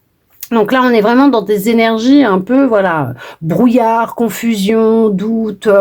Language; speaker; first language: French; native; French